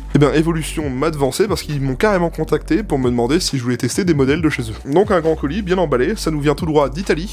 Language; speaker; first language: French; native; French